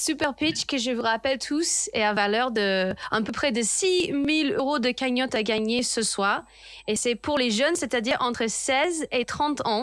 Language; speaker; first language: French; native; French